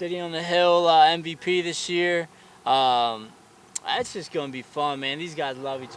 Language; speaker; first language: English; native; English